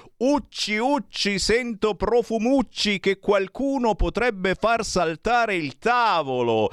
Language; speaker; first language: Italian; native; Italian